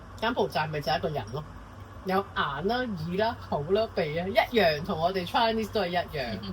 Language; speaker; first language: Cantonese; native; Cantonese